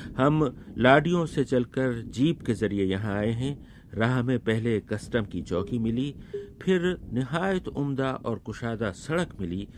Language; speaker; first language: Urdu; native; Urdu